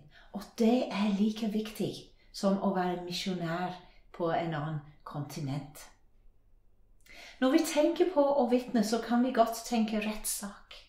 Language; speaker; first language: Norwegian; non-native, fluent; English